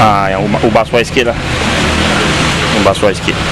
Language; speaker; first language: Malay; non-native, local second language; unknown